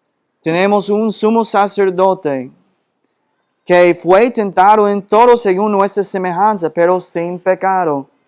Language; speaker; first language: Spanish; non-native, fluent; English